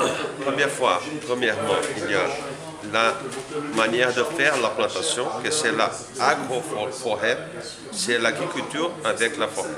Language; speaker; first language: French; non-native, learner; Portuguese